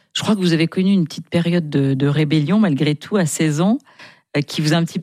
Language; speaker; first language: French; native; French